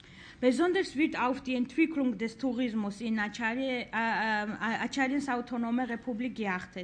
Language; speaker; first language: German; non-native, fluent; Georgian